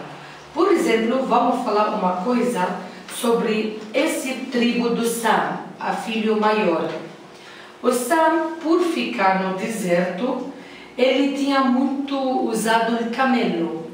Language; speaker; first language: Portuguese; non-native, learner; Arabic